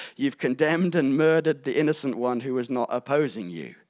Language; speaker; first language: English; native; English